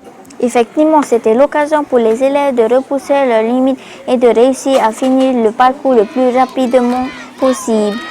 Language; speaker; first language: French; native; French